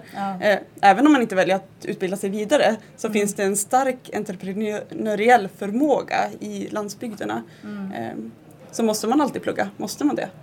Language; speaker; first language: Swedish; native; Swedish